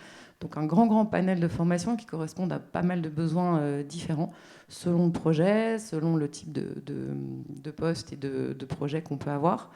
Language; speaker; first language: French; native; French